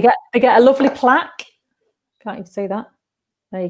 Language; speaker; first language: English; native; English